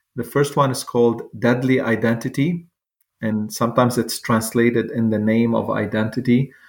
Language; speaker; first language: English; non-native, fluent; Arabic